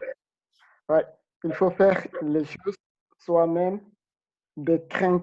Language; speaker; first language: French; non-native, learner; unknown